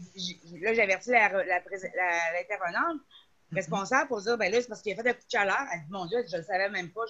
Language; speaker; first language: French; native; French